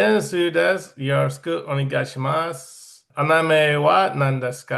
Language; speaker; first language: Japanese; non-native, learner; English